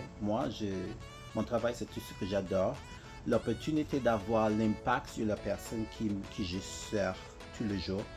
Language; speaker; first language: French; non-native, learner; English